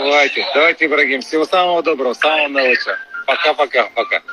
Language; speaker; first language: Russian; native; Russian